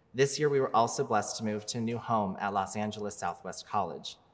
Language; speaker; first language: English; native; English